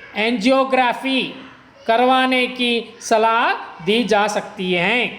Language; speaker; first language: Hindi; non-native, local second language; Kannada